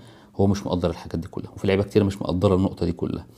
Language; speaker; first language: Arabic; native; Arabic